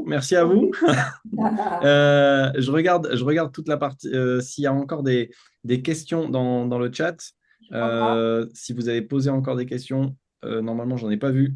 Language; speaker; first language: French; native; French